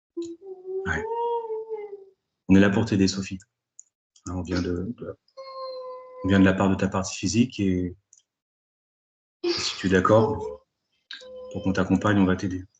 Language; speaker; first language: French; native; French